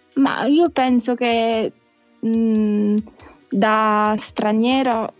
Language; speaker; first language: Italian; non-native, fluent; Croatian